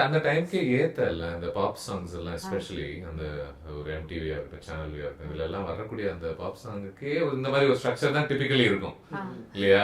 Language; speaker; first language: Tamil; native; Tamil